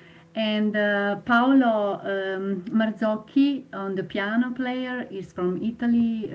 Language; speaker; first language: English; non-native, fluent; Slovenian